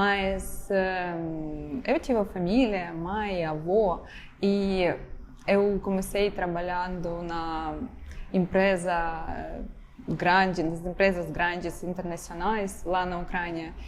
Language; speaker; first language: Portuguese; non-native, fluent; Ukrainian